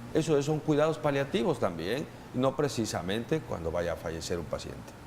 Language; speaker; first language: Spanish; native; Spanish